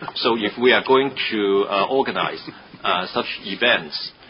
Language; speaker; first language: English; non-native, local second language; Cantonese